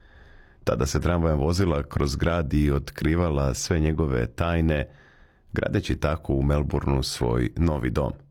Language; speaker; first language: Serbian; native; Serbian